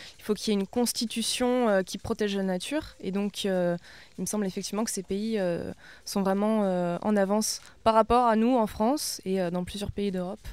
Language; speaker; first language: French; native; French